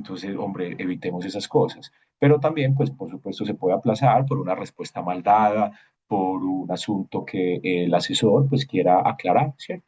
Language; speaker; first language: Spanish; native; Spanish